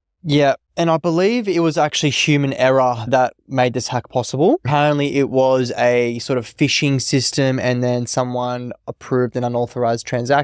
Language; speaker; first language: English; native; English